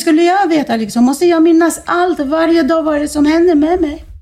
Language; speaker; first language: Swedish; non-native, fluent; Arabic